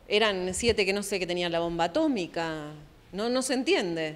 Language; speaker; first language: Spanish; native; Spanish